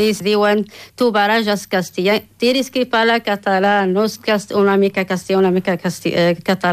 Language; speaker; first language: Catalan; non-native, learner; Spanish